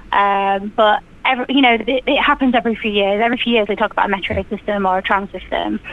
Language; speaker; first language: English; native; English